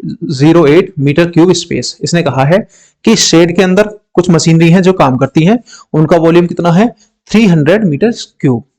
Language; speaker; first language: Hindi; native; Hindi